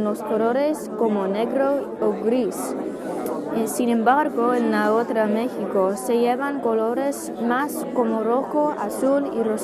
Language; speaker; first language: Spanish; non-native, fluent; English